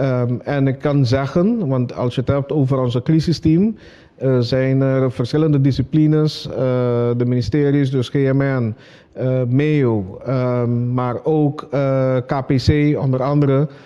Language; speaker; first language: Dutch; non-native, local second language; Papiamento